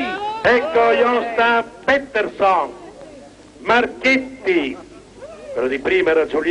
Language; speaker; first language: Italian; native; Italian